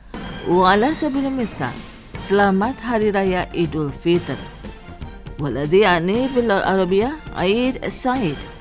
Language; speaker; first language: Arabic; non-native, fluent; Indonesian